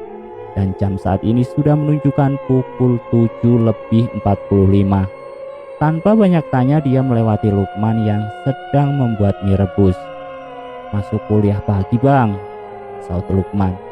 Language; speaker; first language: Indonesian; native; Indonesian